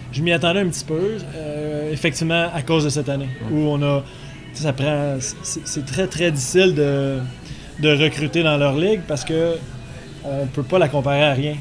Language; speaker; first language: French; native; French